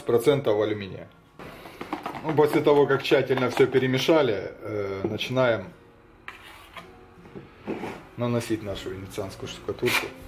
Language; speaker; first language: Russian; native; Russian